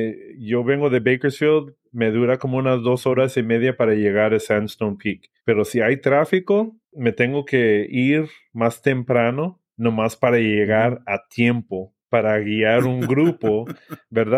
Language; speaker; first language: Spanish; early bilingual, heritage; English